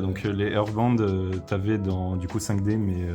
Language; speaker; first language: French; native; French